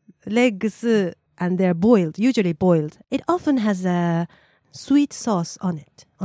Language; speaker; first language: English; non-native, fluent; Japanese